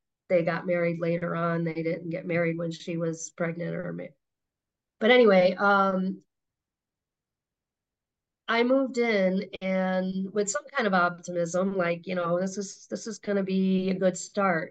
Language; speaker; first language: English; native; English